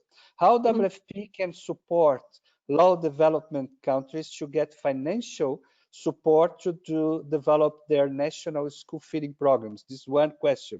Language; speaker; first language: English; non-native, fluent; Portuguese